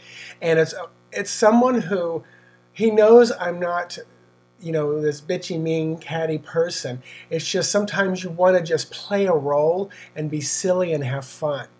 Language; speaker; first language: English; native; English